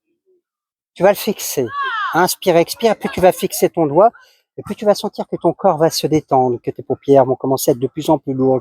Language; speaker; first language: French; native; French